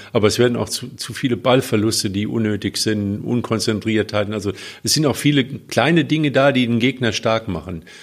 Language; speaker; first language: German; native; German